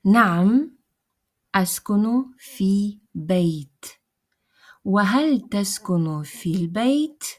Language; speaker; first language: Arabic; non-native, fluent; Russian